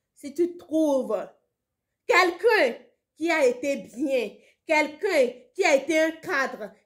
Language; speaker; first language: French; non-native, local second language; Ewe